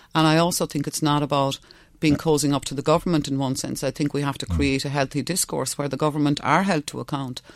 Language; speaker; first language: English; non-native, local second language; Irish